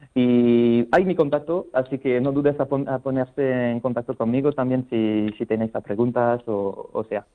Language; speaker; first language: Spanish; non-native, fluent; French